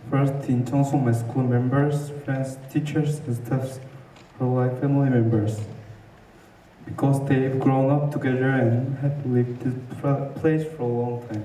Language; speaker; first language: English; non-native, fluent; Korean